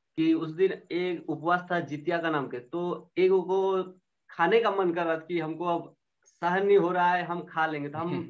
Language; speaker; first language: Hindi; native; Hindi